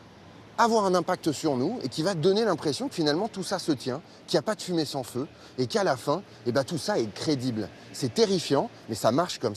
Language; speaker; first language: French; native; French